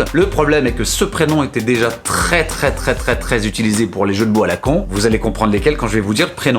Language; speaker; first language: French; native; French